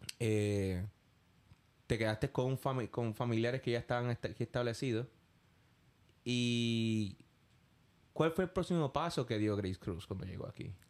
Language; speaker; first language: Spanish; native; Spanish